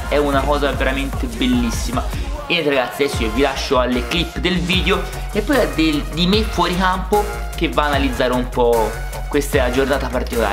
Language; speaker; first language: Italian; native; Italian